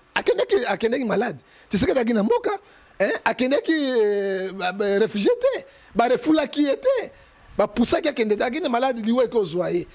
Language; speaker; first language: Lingala; native; Lingala